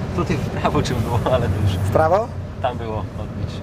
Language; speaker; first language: Polish; native; Polish